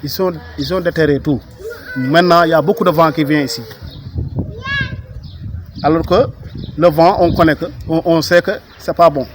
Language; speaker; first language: French; non-native, local second language; Wolof